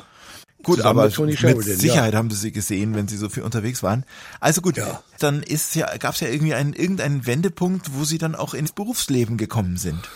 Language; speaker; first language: German; native; German